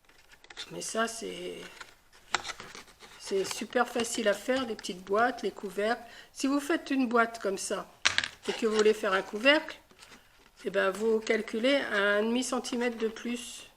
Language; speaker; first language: French; native; French